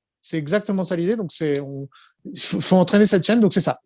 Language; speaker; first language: French; native; French